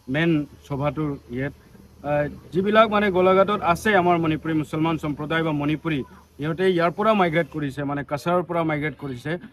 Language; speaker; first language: Assamese; non-native, local second language; Manipuri